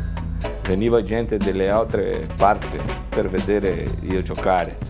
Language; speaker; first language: Italian; non-native, fluent; Portuguese